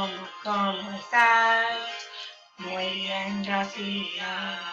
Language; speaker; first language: Spanish; non-native, learner; English